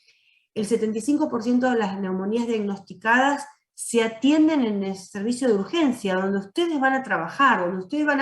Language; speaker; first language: Spanish; native; Spanish